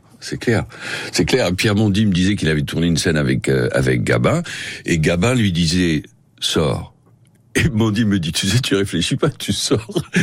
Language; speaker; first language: French; non-native, local second language; Spanish